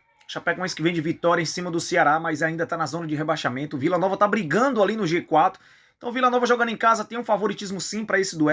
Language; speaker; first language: Portuguese; native; Portuguese